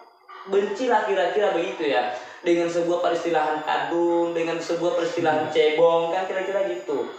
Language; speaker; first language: Indonesian; native; Indonesian